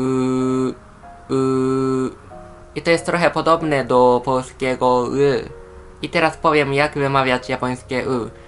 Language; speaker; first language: Polish; non-native, fluent; Japanese